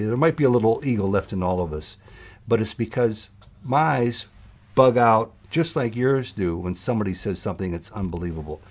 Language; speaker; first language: English; native; English